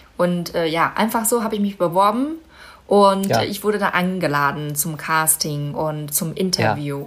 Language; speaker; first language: German; non-native, fluent; Chinese